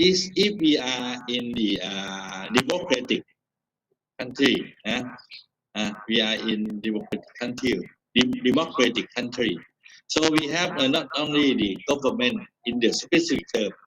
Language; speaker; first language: English; non-native, fluent; Thai